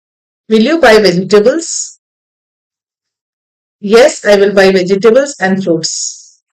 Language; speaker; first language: English; non-native, local second language; Hindi